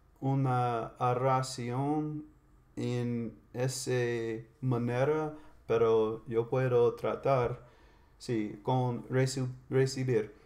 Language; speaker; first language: Spanish; non-native, learner; English